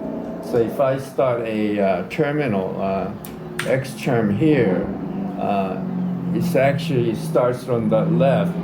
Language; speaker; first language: English; native; English